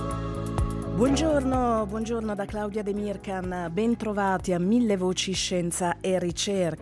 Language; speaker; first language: Italian; native; Italian